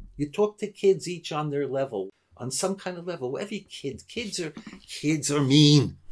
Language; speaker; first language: English; native; English